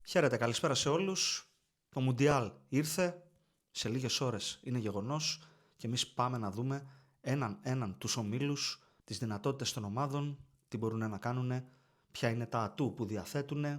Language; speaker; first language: Greek; native; Greek